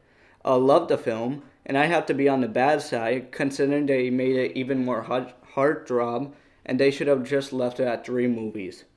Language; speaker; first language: English; native; English